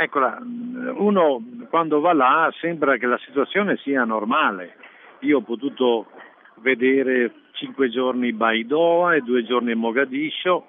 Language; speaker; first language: Italian; native; Italian